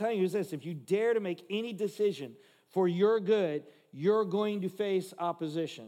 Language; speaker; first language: English; native; English